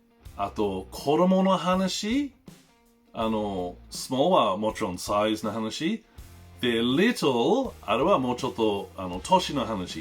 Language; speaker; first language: Japanese; non-native, learner; English